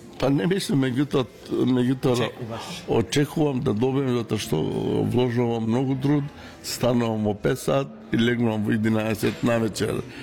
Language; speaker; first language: Macedonian; non-native, local second language; Romany